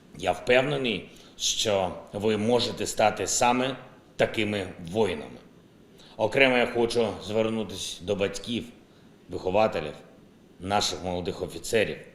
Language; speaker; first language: Ukrainian; non-native, local second language; Russian